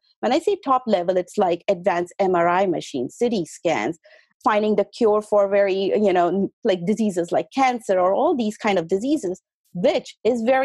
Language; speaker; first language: English; non-native, local second language; Hindi